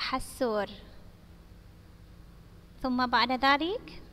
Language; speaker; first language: Arabic; non-native, fluent; Indonesian